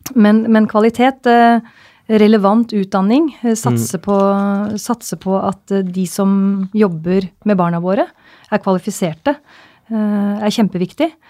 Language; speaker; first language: Norwegian; native; Norwegian